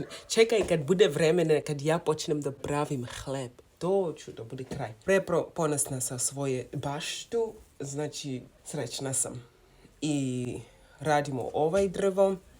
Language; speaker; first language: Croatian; non-native, learner; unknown